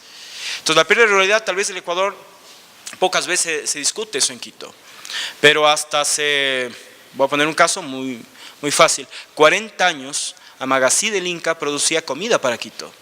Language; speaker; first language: Spanish; native; Spanish